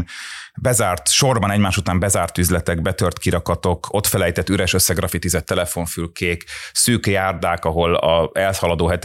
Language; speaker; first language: Hungarian; native; Hungarian